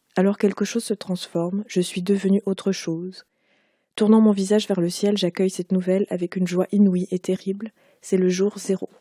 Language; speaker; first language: French; native; French